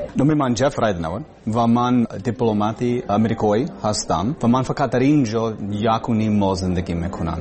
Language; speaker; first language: Persian; non-native, learner; English